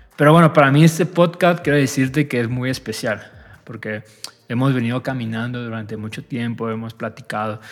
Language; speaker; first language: Spanish; native; Spanish